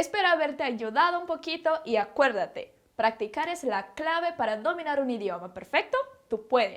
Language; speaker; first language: Spanish; non-native, fluent; Portuguese